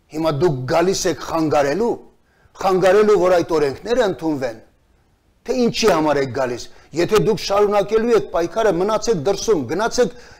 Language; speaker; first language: Armenian; native; Armenian